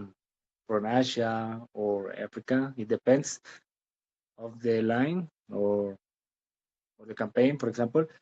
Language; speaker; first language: English; non-native, learner; Spanish